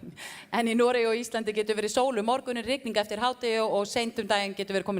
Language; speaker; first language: Icelandic; native; Icelandic